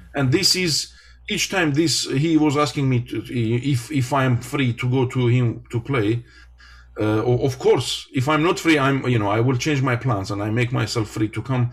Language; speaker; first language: English; non-native, fluent; Armenian